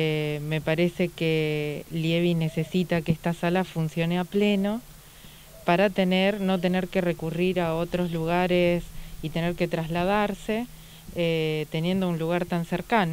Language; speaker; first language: Spanish; native; Spanish